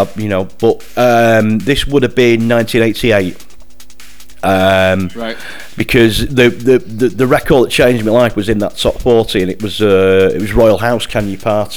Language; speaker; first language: English; native; English